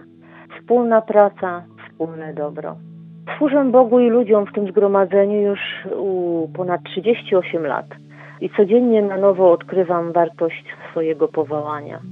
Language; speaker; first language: Polish; native; Polish